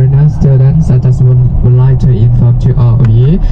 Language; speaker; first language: English; non-native, learner; Thai